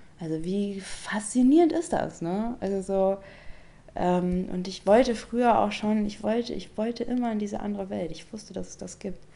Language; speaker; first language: German; native; German